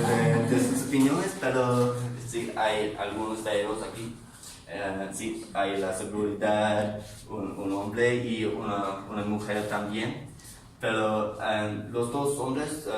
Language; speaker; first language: Spanish; non-native, learner; English